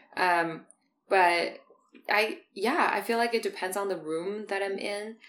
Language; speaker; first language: English; non-native, fluent; Chinese